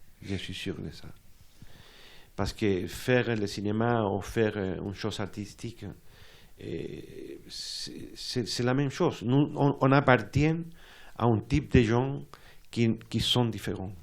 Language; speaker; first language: French; non-native, fluent; Spanish